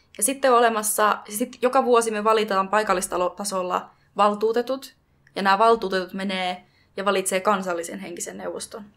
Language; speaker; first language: Finnish; native; Finnish